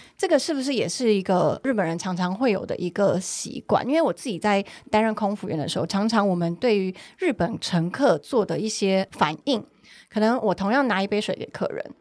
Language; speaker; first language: Chinese; native; Chinese